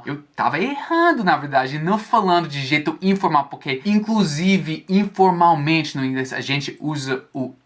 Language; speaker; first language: Portuguese; non-native, fluent; English